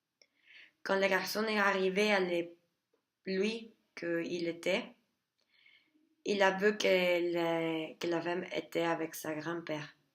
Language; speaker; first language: French; non-native, learner; Spanish